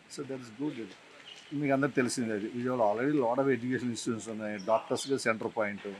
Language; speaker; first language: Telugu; native; Telugu